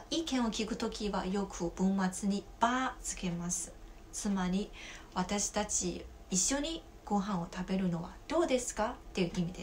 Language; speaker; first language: Japanese; non-native, fluent; Chinese